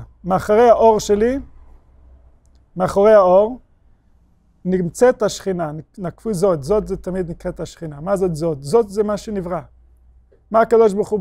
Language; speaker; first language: Hebrew; non-native, fluent; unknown